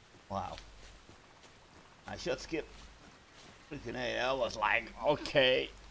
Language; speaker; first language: English; non-native, fluent; Dutch